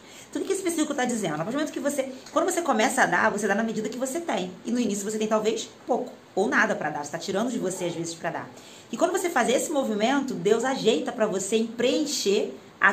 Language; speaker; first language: Portuguese; native; Portuguese